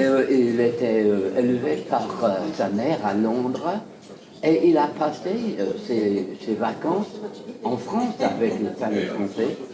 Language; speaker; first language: French; non-native, fluent; English